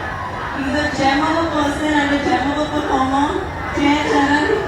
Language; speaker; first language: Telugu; non-native, learner; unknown